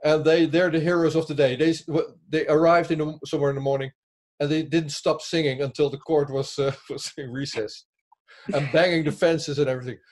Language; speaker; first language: English; non-native, fluent; Dutch